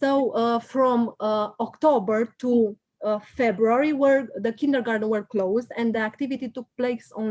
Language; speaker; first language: English; non-native, learner; Romanian